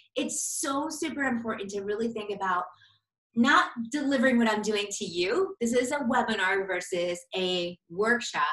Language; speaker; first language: English; native; English